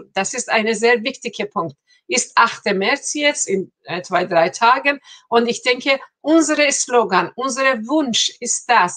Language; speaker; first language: German; non-native, fluent; Persian